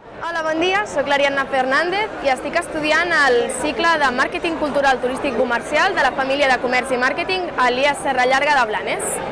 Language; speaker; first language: Catalan; native; Catalan